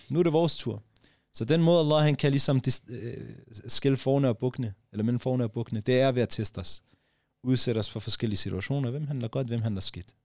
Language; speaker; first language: Danish; early bilingual, other home language; Arabic